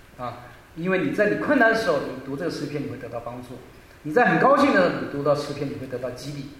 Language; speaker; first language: Chinese; non-native, local second language; Hakka Chinese